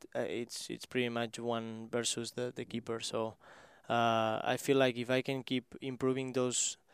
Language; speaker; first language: English; non-native, fluent; Spanish